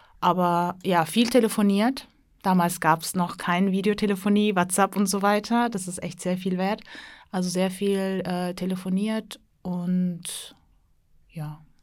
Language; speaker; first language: German; early bilingual, other home language; Turkish